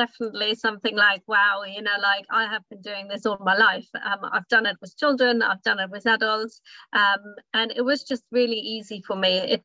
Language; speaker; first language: English; non-native, fluent; German